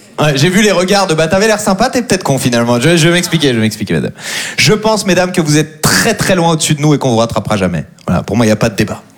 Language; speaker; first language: French; native; French